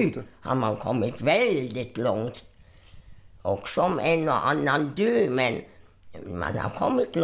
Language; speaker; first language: Swedish; non-native, fluent; German